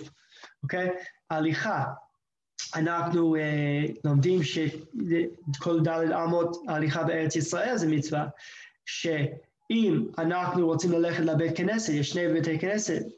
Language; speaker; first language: Hebrew; non-native, fluent; English